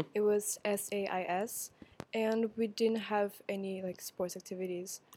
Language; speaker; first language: English; non-native, fluent; Indonesian